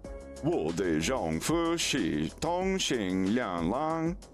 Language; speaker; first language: Chinese; non-native, learner; English